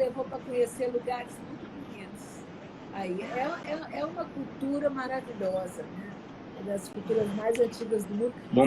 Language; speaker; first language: Portuguese; native; Portuguese